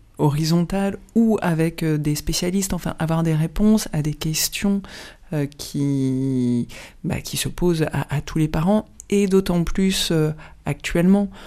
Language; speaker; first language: French; native; French